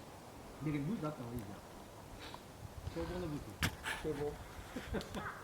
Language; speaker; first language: Japanese; native; Japanese